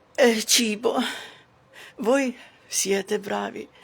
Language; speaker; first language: Italian; non-native, learner; Ukrainian